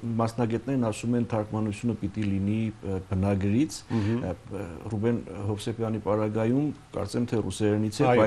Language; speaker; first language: Armenian; native; Armenian